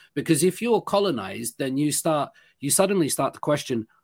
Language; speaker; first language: English; native; English